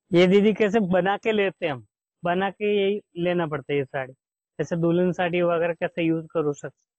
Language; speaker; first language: Hindi; non-native, local second language; Marathi